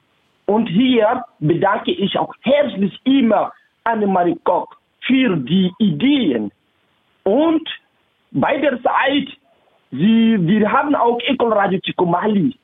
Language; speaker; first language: German; non-native, fluent; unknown